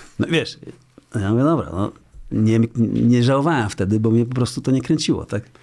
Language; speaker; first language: Polish; native; Polish